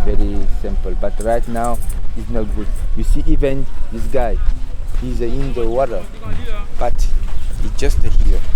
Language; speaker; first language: English; non-native, fluent; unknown